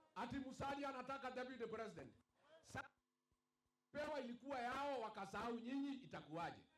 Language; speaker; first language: Swahili; non-native, local second language; Kikuyu